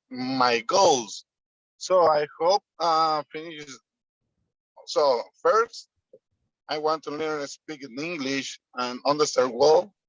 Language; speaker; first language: English; non-native, learner; Spanish